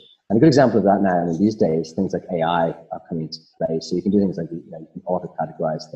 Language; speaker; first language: English; native; English